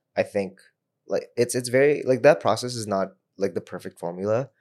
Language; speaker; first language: English; non-native, local second language; Filipino